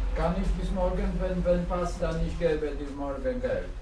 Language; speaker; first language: German; non-native, learner; Polish